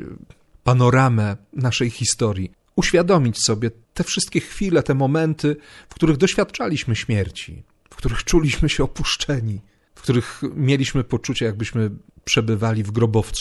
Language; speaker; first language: Polish; native; Polish